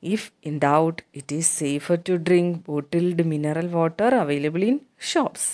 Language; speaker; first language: English; non-native, local second language; Malayalam